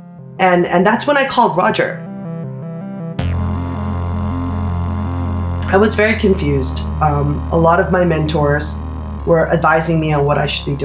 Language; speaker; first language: English; native; English